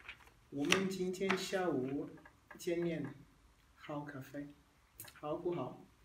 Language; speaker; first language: Chinese; non-native, learner; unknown